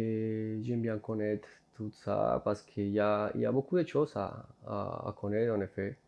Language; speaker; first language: French; non-native, learner; Spanish